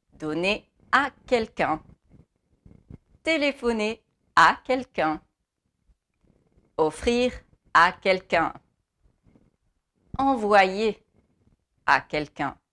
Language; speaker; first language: French; non-native, fluent; English